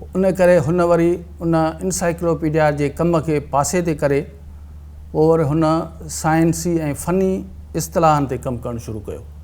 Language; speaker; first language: Sindhi; native; Sindhi